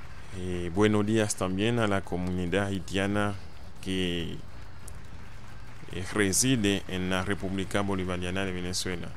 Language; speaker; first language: Spanish; non-native, fluent; Haitian Creole